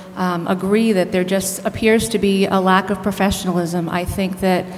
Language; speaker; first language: English; native; English